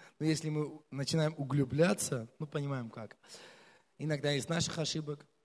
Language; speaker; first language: Russian; non-native, local second language; Armenian